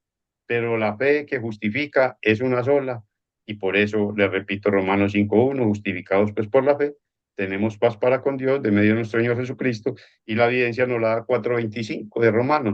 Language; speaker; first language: Spanish; native; Spanish